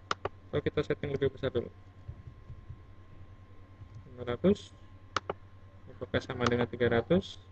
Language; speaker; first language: Indonesian; native; Indonesian